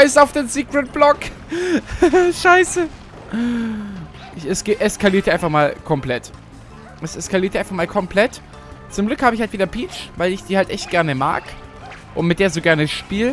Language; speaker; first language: German; native; German